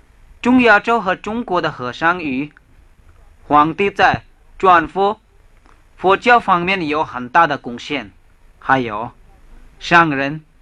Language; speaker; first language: Chinese; non-native, fluent; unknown